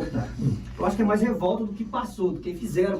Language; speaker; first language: Portuguese; native; Portuguese